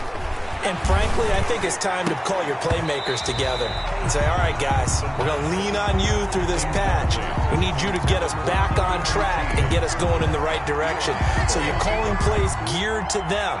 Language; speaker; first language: English; native; English